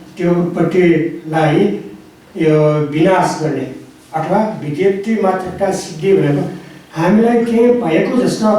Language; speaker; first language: Nepali; non-native, local second language; Newari